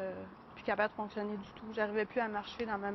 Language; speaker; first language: French; native; French